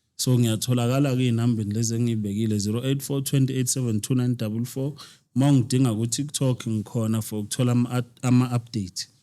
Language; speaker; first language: Zulu; native; Zulu